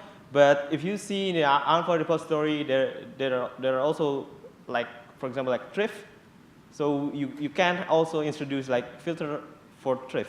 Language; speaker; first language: English; non-native, fluent; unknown